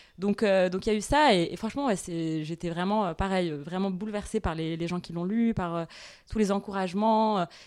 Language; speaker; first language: French; non-native, local second language; Arabic